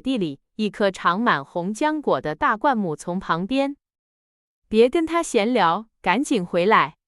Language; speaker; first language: Chinese; native; Chinese